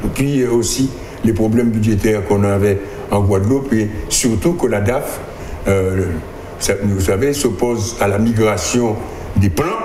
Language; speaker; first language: French; native; French